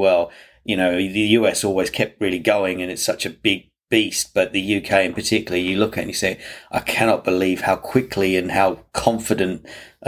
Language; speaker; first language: English; native; English